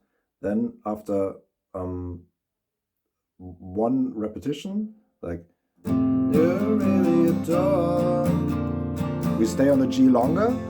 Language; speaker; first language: English; non-native, fluent; German